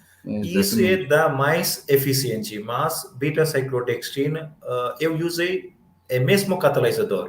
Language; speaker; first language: Portuguese; non-native, learner; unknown